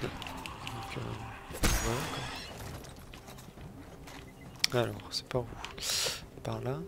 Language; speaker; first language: French; native; French